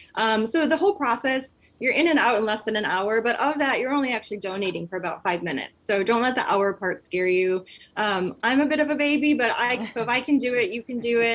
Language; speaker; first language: English; native; English